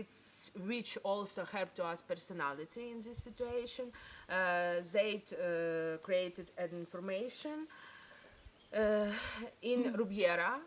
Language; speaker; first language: English; non-native, learner; Ukrainian